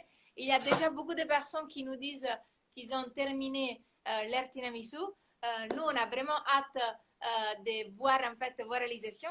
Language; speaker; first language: French; non-native, fluent; Italian